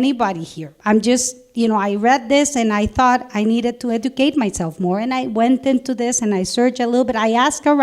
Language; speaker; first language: English; non-native, fluent; Spanish